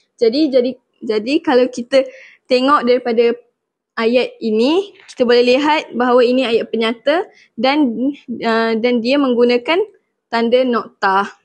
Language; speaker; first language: Malay; native; Malay